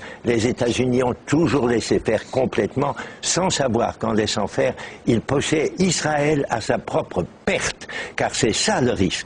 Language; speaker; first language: French; native; French